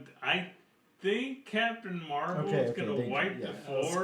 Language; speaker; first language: English; native; English